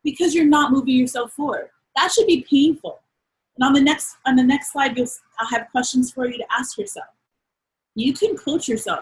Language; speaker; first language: English; native; English